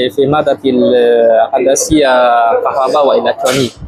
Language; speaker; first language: Arabic; non-native, learner; Chinese